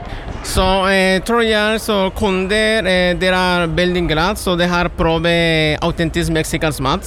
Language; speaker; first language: Norwegian; non-native, learner; Spanish